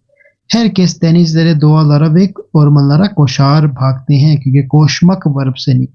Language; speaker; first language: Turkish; non-native, fluent; Urdu